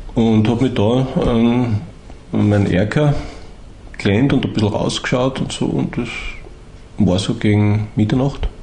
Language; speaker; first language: German; native; German